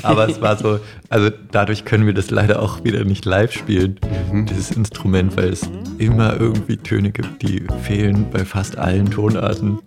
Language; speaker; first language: German; native; German